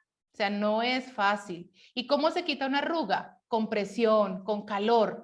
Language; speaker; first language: Spanish; native; Spanish